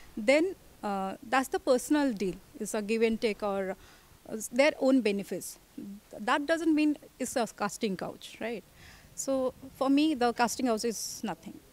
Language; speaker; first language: English; non-native, local second language; Odia